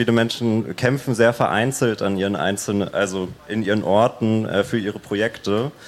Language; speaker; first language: German; native; German